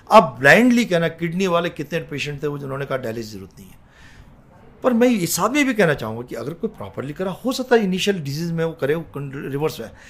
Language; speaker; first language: Hindi; native; Hindi